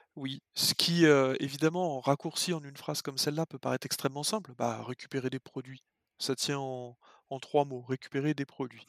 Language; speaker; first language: French; native; French